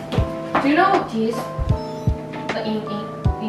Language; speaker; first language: English; non-native, learner; Korean